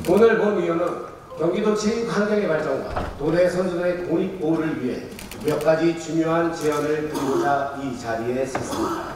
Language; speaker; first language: Korean; native; Korean